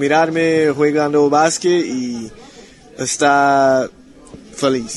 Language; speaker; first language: Spanish; non-native, learner; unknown